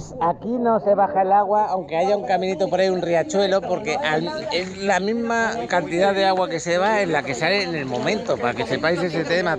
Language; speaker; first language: Spanish; native; Spanish